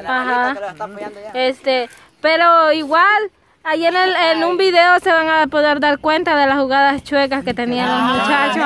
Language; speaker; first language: Spanish; native; Spanish